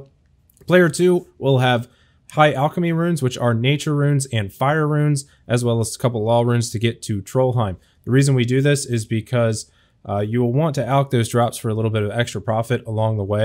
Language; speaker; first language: English; native; English